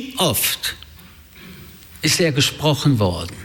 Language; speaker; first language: German; early bilingual, other home language; French